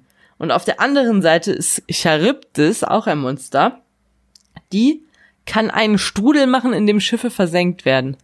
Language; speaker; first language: German; native; German